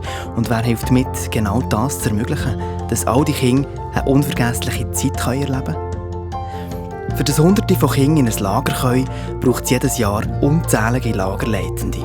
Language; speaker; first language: German; native; German